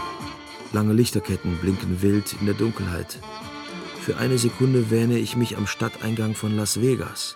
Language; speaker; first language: German; native; German